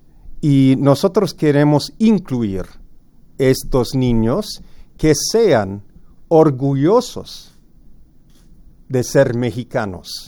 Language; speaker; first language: Spanish; non-native, fluent; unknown